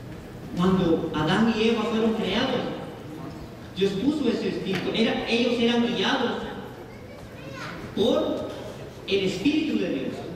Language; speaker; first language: Spanish; native; Spanish